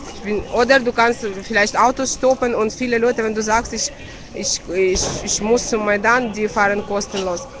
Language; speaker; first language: German; non-native, fluent; Russian